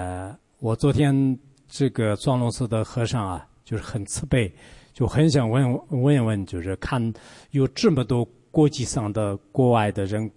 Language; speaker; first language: Chinese; non-native, local second language; Tibetan